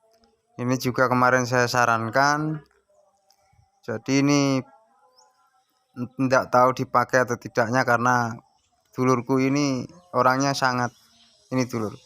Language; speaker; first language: Indonesian; non-native, local second language; Javanese